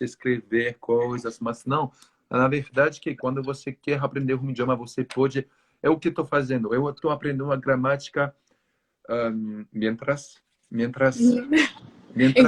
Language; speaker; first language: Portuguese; non-native, learner; French